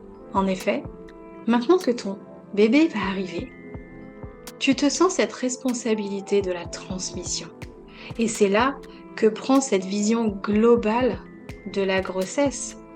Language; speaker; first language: French; native; French